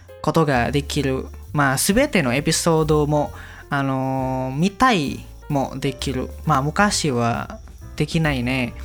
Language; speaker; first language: Japanese; non-native, learner; Indonesian